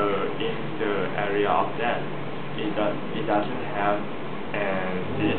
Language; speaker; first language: English; non-native, learner; Thai